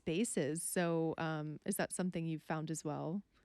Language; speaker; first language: English; native; English